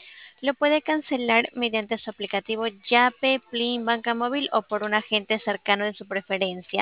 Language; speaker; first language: Spanish; native; Spanish